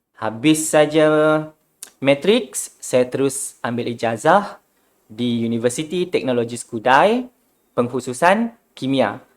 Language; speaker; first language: Malay; native; Malay